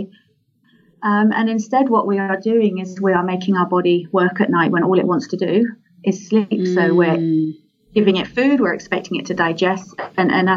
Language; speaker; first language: English; native; English